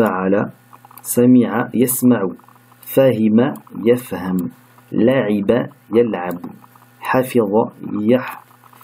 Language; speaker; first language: Arabic; non-native, fluent; French